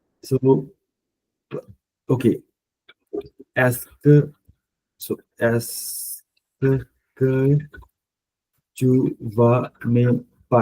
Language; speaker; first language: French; non-native, fluent; Punjabi